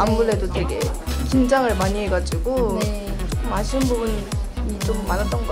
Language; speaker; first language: Korean; native; Korean